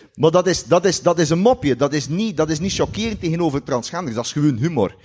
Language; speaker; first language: Dutch; native; Dutch